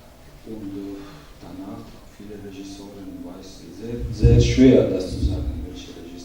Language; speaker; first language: German; non-native, learner; Georgian